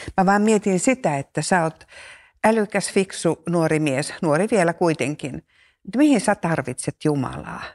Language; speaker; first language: Finnish; native; Finnish